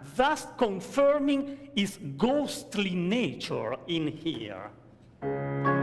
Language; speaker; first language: English; non-native, fluent; Italian